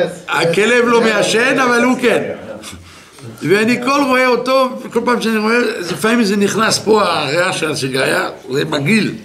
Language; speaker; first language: Hebrew; non-native, fluent; French